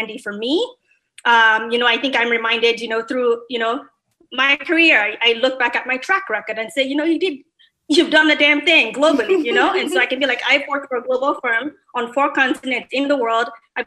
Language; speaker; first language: English; non-native, local second language; Yoruba